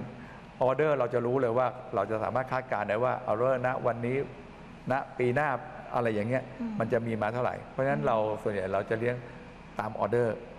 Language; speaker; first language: Thai; native; Thai